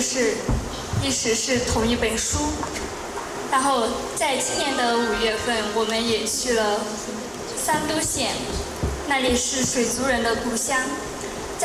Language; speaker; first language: Chinese; non-native, fluent; Lao